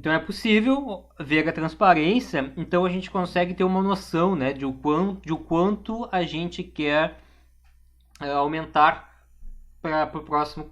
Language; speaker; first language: Portuguese; native; Portuguese